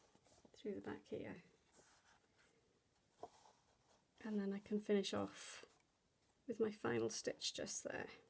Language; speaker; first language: English; native; English